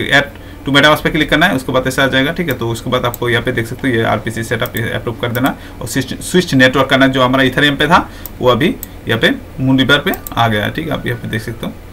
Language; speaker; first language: Hindi; native; Hindi